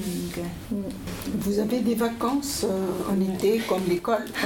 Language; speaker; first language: French; non-native, learner; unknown